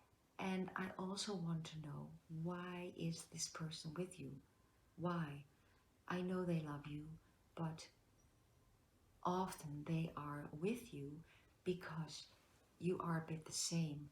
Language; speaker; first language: English; non-native, fluent; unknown